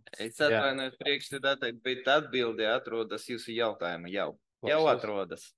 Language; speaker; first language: Latvian; non-native, local second language; Russian